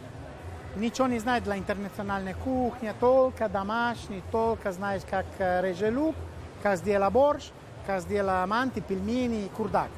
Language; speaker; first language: Russian; non-native, local second language; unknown